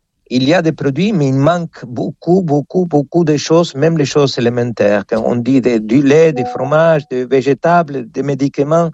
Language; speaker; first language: French; non-native, fluent; Spanish